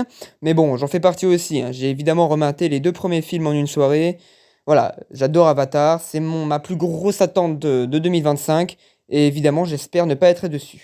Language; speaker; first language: French; native; French